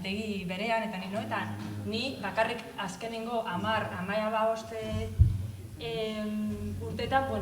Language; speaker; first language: Basque; non-native, local second language; Spanish